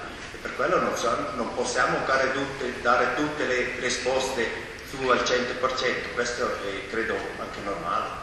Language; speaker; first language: Italian; non-native, local second language; German